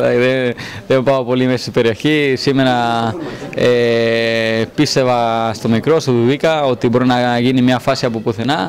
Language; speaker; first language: Greek; non-native, fluent; Spanish